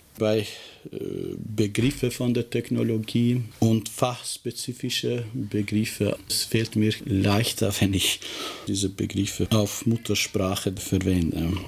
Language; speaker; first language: German; non-native, fluent; Albanian